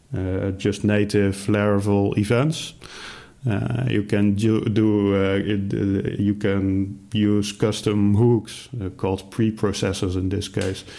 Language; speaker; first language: English; non-native, fluent; Dutch